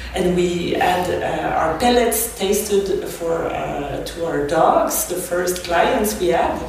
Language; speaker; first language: English; non-native, fluent; French